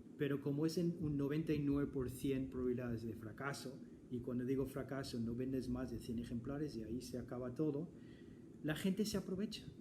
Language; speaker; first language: Spanish; non-native, fluent; English